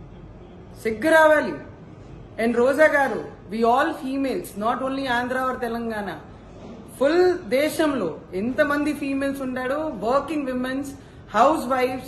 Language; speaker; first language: Telugu; non-native, fluent; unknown